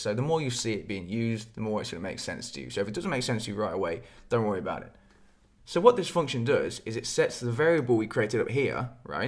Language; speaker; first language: English; native; English